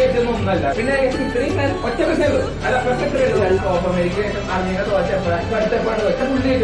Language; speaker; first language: Malayalam; native; Malayalam